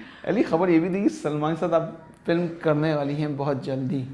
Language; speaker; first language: Hindi; native; Hindi